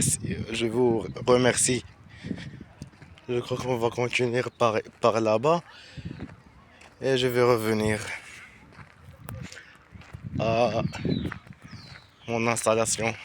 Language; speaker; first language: French; non-native, learner; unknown